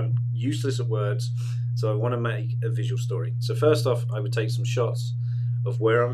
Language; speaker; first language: English; native; English